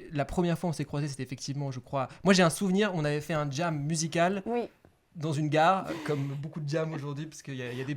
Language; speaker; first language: French; native; French